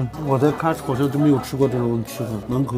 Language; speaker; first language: Chinese; non-native, local second language; Uyghur